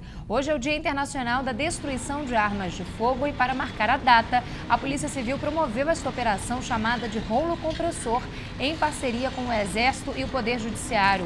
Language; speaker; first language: Portuguese; native; Portuguese